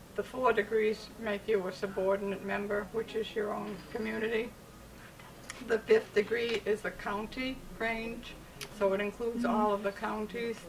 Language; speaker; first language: English; native; English